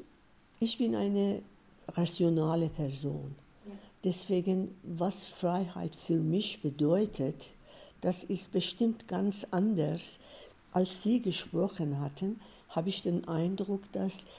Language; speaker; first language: German; non-native, fluent; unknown